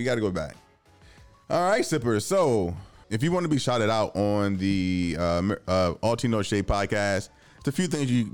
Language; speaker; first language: English; native; English